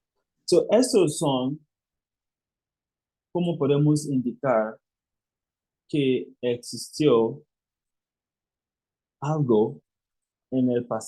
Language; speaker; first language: Spanish; non-native, fluent; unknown